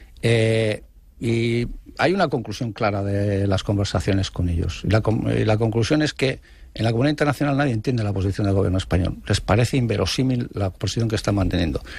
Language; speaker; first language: Spanish; non-native, local second language; Basque